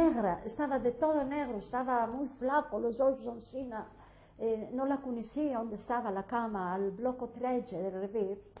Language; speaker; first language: Spanish; early bilingual, heritage; Ladino